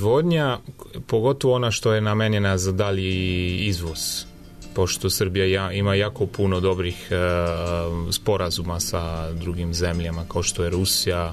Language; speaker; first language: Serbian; non-native, fluent; Italian